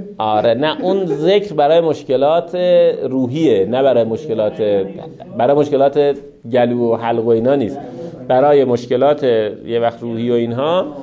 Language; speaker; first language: Persian; native; Persian